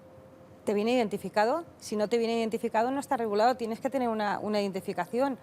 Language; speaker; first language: Spanish; native; Spanish